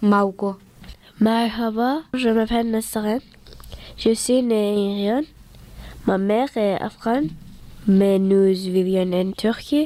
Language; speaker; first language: French; early bilingual, other home language; Turkish